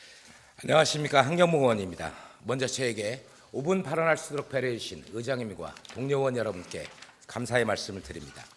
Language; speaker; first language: Korean; native; Korean